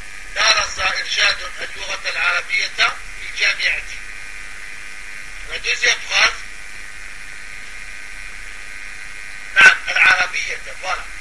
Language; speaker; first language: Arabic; non-native, fluent; French